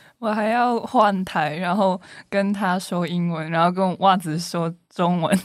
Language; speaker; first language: Chinese; non-native, local second language; Cantonese